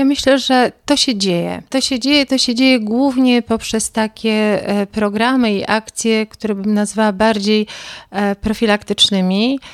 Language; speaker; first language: Polish; native; Polish